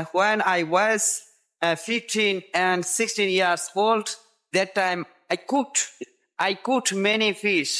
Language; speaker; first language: English; non-native, learner; Bangla